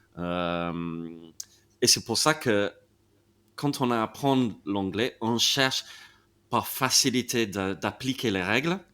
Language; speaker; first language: French; non-native, fluent; English